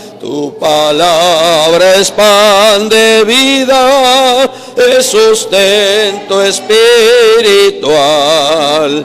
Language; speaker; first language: Spanish; native; Spanish